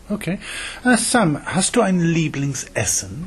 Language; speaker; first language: German; non-native, fluent; English